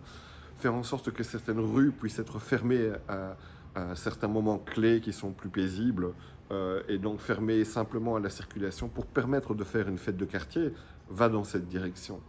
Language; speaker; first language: French; native; French